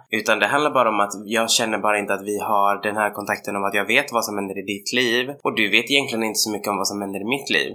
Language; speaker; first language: Swedish; native; Swedish